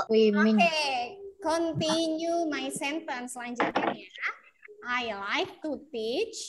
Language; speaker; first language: English; non-native, fluent; Indonesian